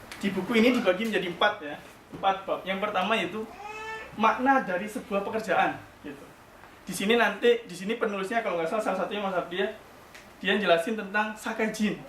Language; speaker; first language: Indonesian; native; Indonesian